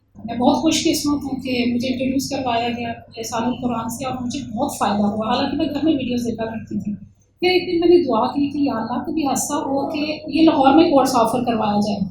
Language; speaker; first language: Urdu; early bilingual, heritage; Urdu